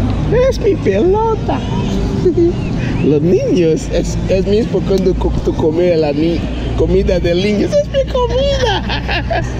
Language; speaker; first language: Spanish; non-native, learner; Haitian Creole